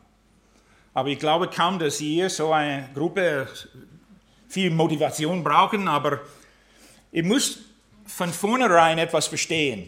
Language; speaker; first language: German; non-native, fluent; English